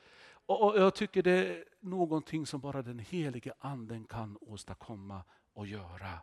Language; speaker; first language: Swedish; non-native, fluent; Finnish